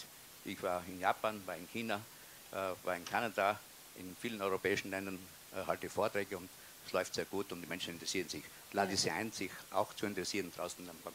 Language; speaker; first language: German; native; German